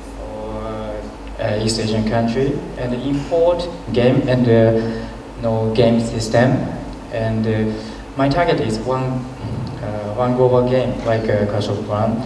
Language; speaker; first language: English; non-native, learner; Japanese